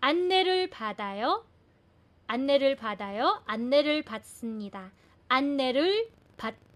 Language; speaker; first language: Korean; non-native, fluent; Filipino